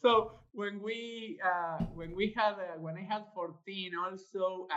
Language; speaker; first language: English; non-native, fluent; Spanish